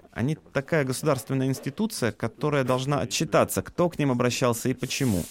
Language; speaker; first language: Russian; non-native, local second language; Lithuanian